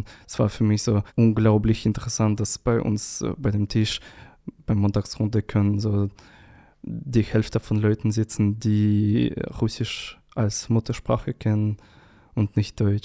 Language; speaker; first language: German; non-native, learner; Russian